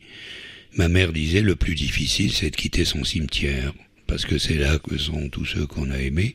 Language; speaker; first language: French; native; French